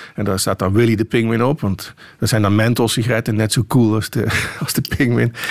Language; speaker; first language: Dutch; native; Dutch